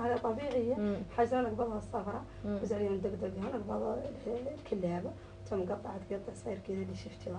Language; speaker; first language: Arabic; native; Arabic